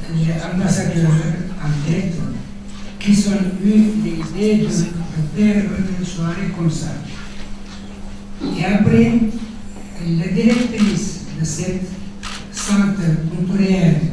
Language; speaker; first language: French; non-native, fluent; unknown